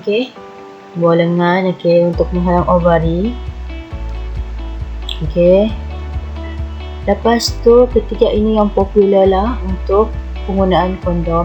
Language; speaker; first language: Malay; native; Malay